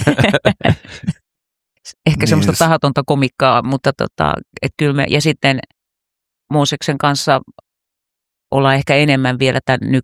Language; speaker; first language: Finnish; native; Finnish